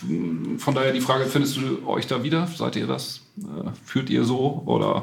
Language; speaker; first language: German; native; German